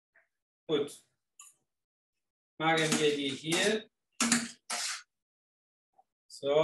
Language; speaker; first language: German; non-native, fluent; Italian